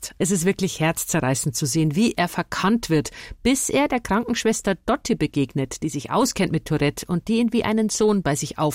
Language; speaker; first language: German; native; German